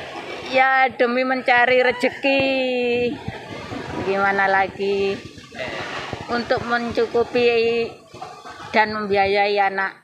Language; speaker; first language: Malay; non-native, local second language; Javanese